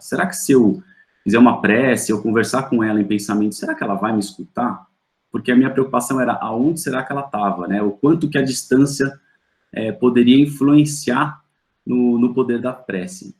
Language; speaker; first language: Portuguese; native; Portuguese